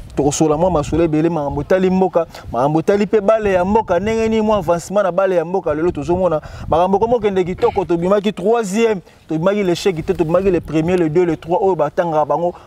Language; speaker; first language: Lingala; non-native, local second language; Kongo